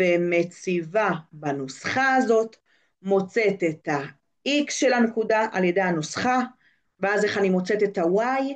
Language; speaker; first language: Hebrew; native; Hebrew